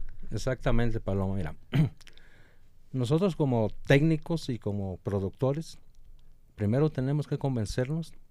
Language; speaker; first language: Spanish; native; Spanish